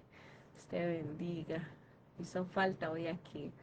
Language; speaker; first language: Spanish; native; Spanish